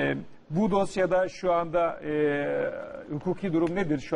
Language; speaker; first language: Turkish; native; Turkish